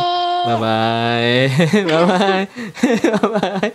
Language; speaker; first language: Japanese; non-native, learner; Indonesian